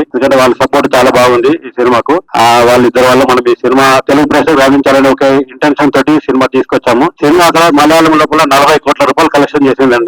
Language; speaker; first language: Telugu; native; Telugu